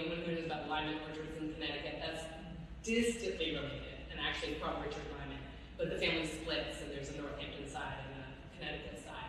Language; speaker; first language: English; native; English